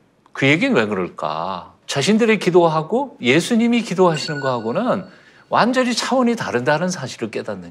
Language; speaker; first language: Korean; native; Korean